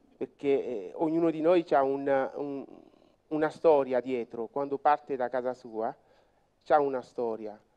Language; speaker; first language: Italian; non-native, fluent; French